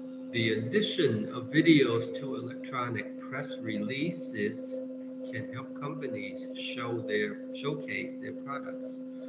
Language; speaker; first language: English; non-native, fluent; Vietnamese